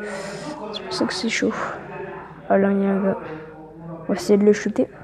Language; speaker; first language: French; native; French